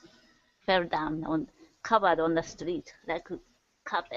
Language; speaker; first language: English; non-native, learner; Japanese